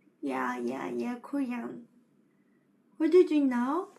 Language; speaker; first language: English; non-native, learner; Korean